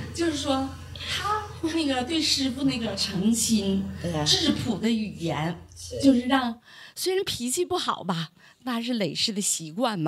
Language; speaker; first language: Chinese; native; Chinese